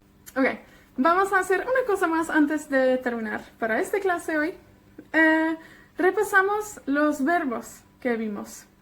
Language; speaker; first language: Spanish; non-native, fluent; Welsh